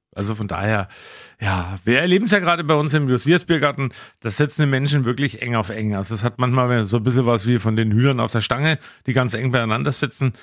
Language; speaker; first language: German; native; German